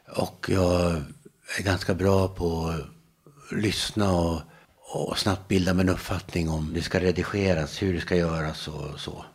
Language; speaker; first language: Swedish; native; Swedish